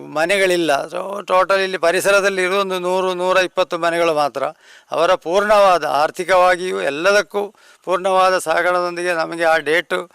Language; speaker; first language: Kannada; native; Kannada